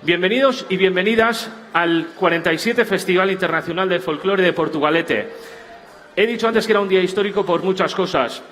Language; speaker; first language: Spanish; native; Spanish